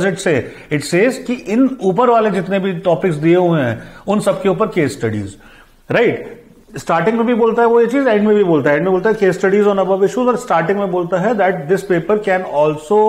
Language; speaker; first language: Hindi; native; Hindi